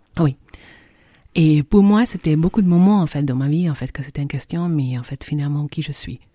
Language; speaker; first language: French; non-native, fluent; Hungarian